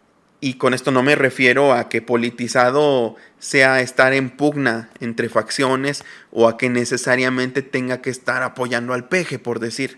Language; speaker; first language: Spanish; native; Spanish